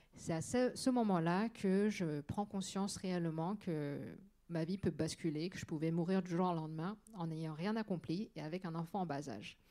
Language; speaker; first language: French; native; French